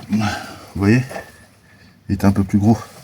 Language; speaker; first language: French; native; French